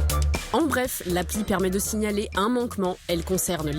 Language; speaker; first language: French; native; French